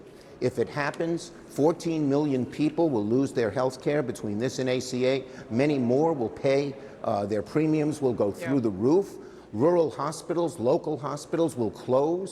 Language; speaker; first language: English; native; English